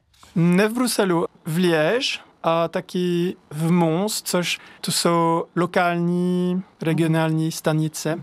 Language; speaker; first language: Czech; non-native, learner; French